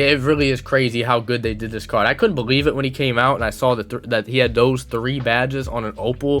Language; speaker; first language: English; native; English